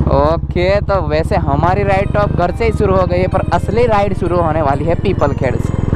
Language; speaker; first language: Hindi; native; Hindi